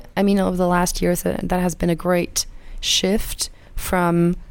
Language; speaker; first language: English; non-native, fluent; German